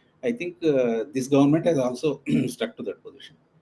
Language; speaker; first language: English; non-native, local second language; Telugu